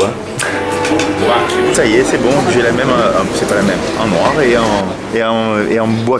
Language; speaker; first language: French; native; French